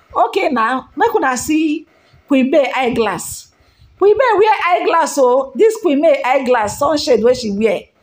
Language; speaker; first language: Nigerian Pidgin; non-native, local second language; Igbo